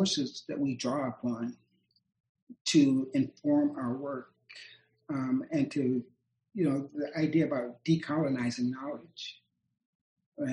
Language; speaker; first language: English; native; English